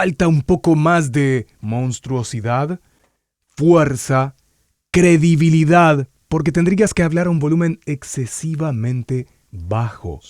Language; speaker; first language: Spanish; native; Spanish